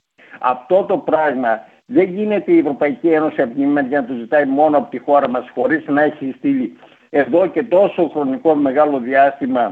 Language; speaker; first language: Greek; native; Greek